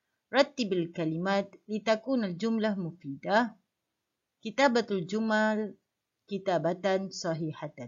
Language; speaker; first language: Arabic; non-native, fluent; Malay